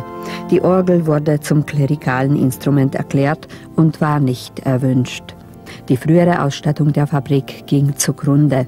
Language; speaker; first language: German; native; German